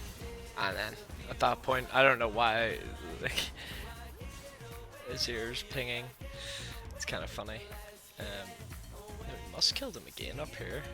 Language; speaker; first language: English; native; English